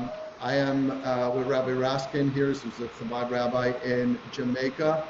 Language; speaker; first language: English; native; English